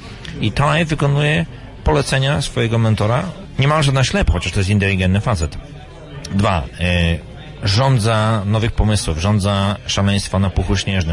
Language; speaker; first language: Polish; native; Polish